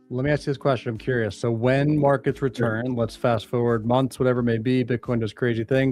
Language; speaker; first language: English; native; English